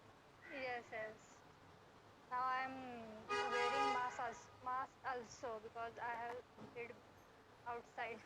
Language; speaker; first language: English; non-native, learner; Marathi